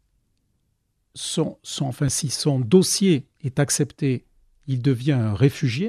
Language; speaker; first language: French; native; French